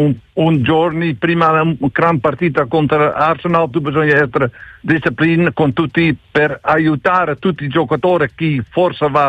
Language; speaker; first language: Italian; non-native, learner; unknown